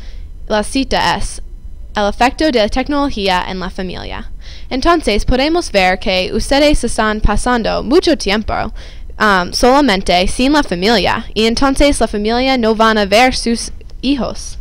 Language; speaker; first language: Spanish; non-native, learner; English